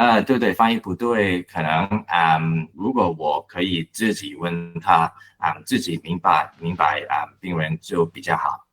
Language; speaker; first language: Chinese; non-native, learner; Cantonese